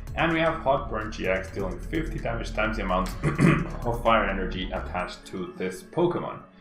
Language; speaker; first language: English; non-native, fluent; Spanish